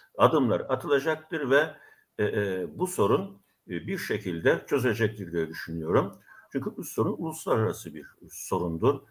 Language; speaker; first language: Turkish; native; Turkish